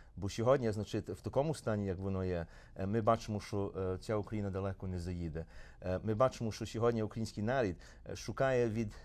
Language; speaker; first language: Ukrainian; early bilingual, heritage; Ukrainian